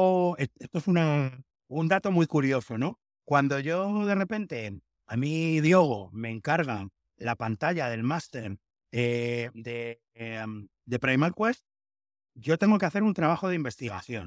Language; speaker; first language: Spanish; native; Spanish